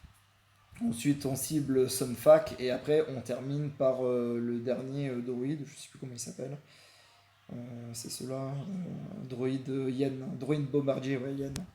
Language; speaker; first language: French; native; French